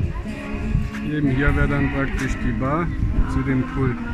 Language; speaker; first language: German; native; German